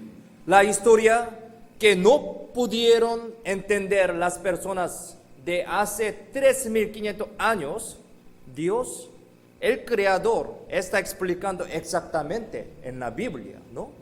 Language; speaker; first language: Spanish; non-native, fluent; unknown